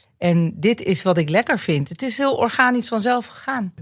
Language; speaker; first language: Dutch; native; Dutch